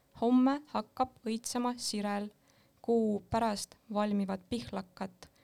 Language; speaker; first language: Estonian; non-native, local second language; Russian